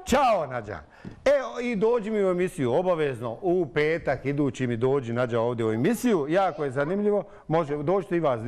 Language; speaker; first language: Bosnian; native; Bosnian